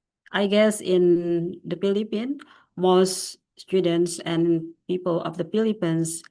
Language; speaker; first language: English; non-native, fluent; Indonesian